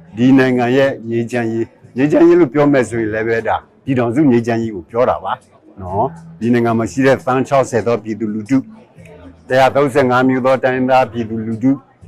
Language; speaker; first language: Burmese; non-native, local second language; S'gaw Karen